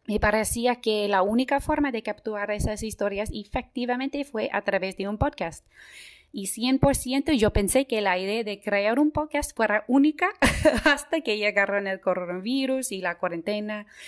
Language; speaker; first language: Spanish; non-native, fluent; English